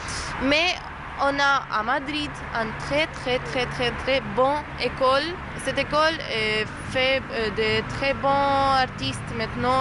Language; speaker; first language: French; non-native, learner; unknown